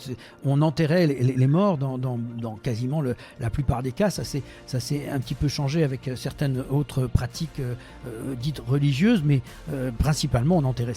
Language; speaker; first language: French; native; French